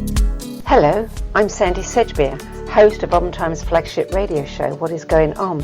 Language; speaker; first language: English; native; English